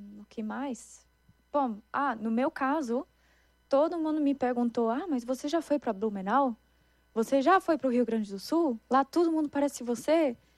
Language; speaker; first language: Portuguese; non-native, fluent; German